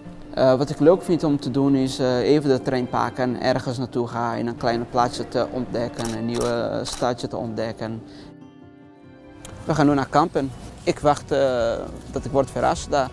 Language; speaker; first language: Dutch; non-native, learner; Portuguese